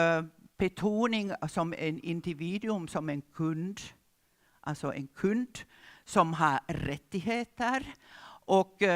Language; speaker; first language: Swedish; non-native, local second language; Finnish